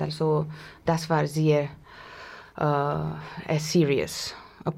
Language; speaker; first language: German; non-native, fluent; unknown